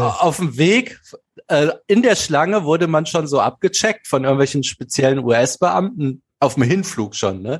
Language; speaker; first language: German; native; German